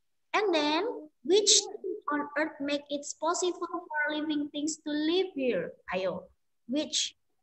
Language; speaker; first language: English; non-native, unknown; Indonesian